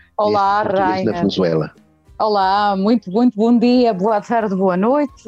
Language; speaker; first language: Portuguese; early bilingual, heritage; Portuguese